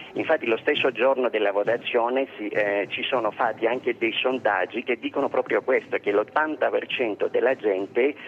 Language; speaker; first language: Italian; non-native, fluent; Greek